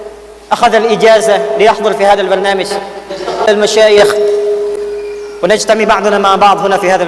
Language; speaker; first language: Arabic; non-native, fluent; Indonesian